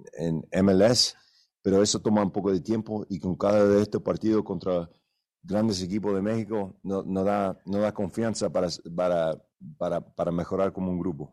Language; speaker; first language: Spanish; early bilingual, heritage; Spanish